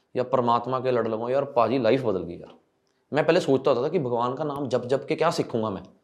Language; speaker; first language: Hindi; non-native, local second language; Punjabi